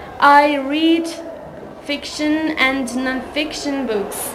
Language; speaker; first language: English; non-native, learner; Uzbek